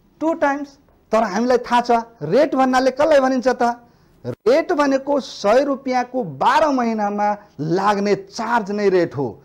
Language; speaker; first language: Nepali; non-native, local second language; Maithili